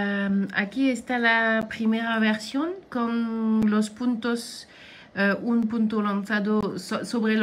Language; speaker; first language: Spanish; non-native, learner; French